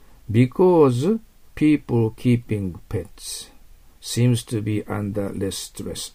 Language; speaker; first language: English; non-native, fluent; Japanese